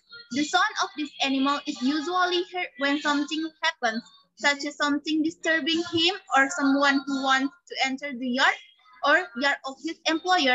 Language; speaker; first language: English; non-native, learner; Indonesian